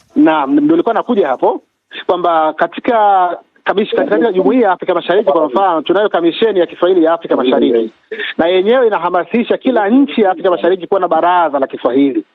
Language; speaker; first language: Swahili; native; Swahili